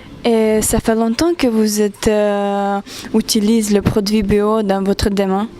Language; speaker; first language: French; non-native, learner; Chinese